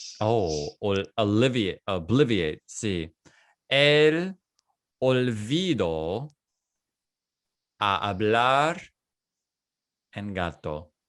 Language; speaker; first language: Spanish; non-native, fluent; English